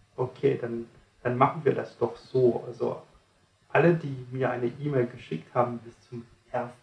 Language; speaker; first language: German; non-native, fluent; French